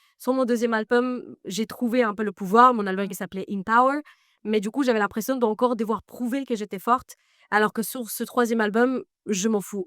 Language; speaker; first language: French; non-native, fluent; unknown